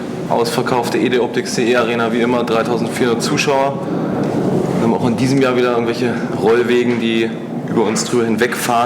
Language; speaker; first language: German; native; German